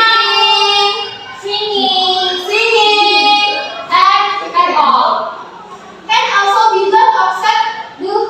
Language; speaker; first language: English; non-native, learner; Indonesian